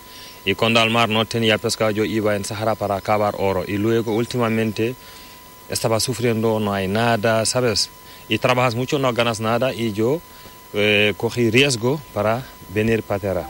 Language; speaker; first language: Spanish; non-native, learner; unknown